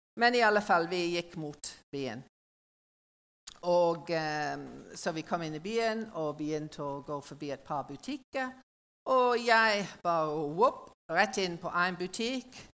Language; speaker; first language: Norwegian; non-native, learner; English